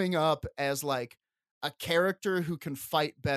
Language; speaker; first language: English; native; English